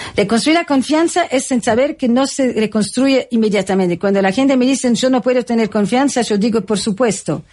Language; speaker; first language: Spanish; non-native, fluent; French